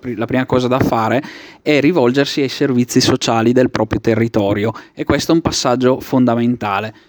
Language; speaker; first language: Italian; native; Italian